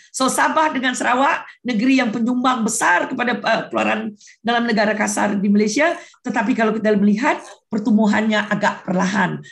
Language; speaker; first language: Malay; non-native, local second language; Iban